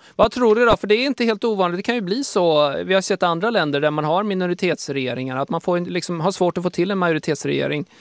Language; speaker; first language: Swedish; native; Swedish